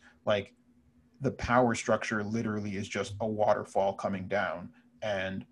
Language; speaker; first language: English; native; English